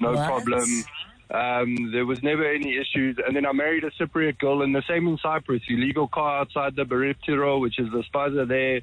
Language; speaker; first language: English; native; English